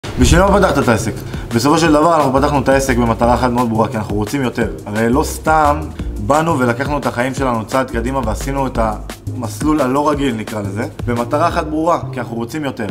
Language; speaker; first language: Hebrew; native; Hebrew